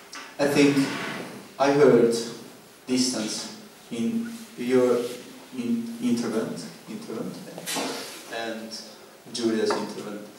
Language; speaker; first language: English; non-native, learner; Italian